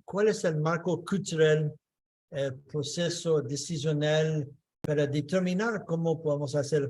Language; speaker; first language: Spanish; non-native, fluent; English